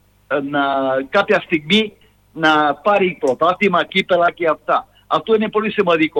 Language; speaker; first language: Greek; non-native, fluent; Serbian